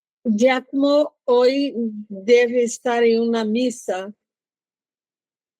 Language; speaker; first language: Spanish; non-native, learner; Portuguese